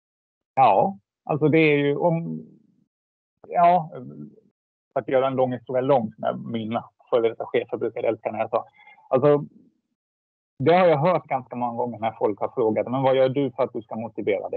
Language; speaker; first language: Swedish; native; Swedish